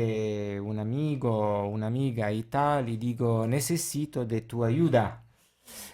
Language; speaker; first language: Spanish; non-native, fluent; Italian